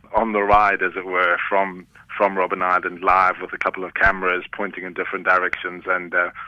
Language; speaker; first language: English; native; English